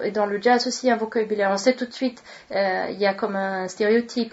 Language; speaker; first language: French; non-native, fluent; Swedish